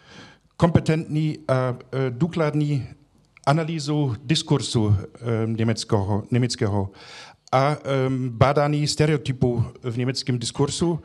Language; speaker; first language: Czech; non-native, fluent; German